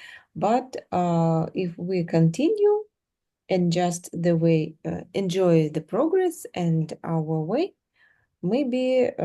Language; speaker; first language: English; non-native, fluent; Russian